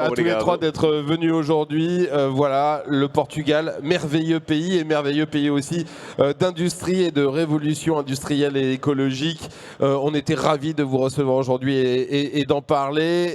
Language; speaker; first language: French; native; French